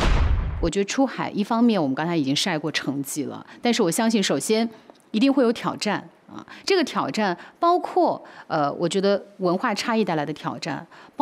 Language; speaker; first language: Chinese; native; Chinese